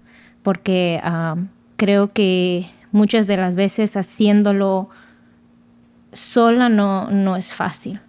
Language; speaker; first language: Spanish; early bilingual, other home language; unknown